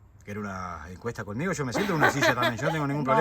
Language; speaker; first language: Spanish; native; Spanish